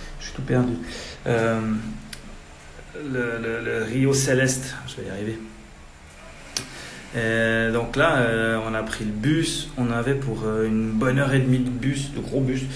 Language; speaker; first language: French; native; French